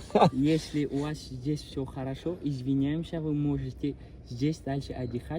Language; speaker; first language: Russian; non-native, local second language; Tajik